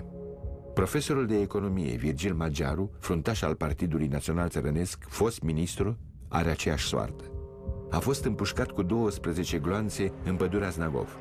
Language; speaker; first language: Romanian; native; Romanian